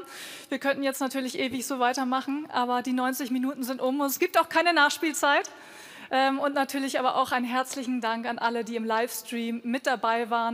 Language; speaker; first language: German; native; German